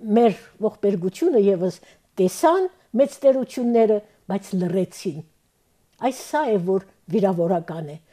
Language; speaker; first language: Armenian; early bilingual, heritage; Armenian